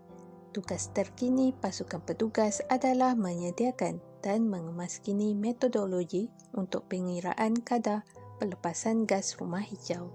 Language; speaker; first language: Malay; native; Malay